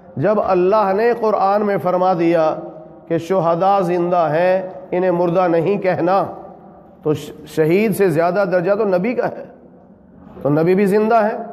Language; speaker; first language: Urdu; non-native, local second language; Punjabi